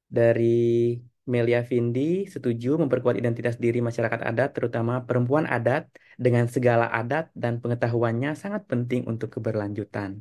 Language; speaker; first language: Indonesian; native; Indonesian